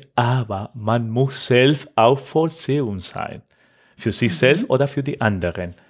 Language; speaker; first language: German; non-native, fluent; Spanish